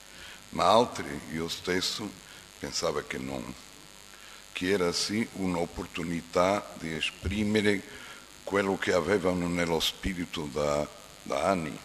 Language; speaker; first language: Italian; non-native, fluent; Portuguese